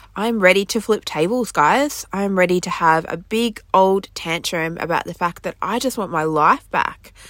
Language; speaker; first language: English; native; English